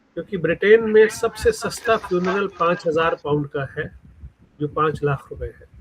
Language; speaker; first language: Hindi; non-native, local second language; Punjabi